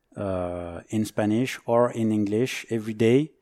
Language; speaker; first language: English; non-native, fluent; French